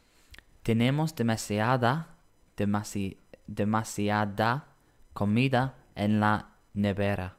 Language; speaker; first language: Spanish; non-native, learner; English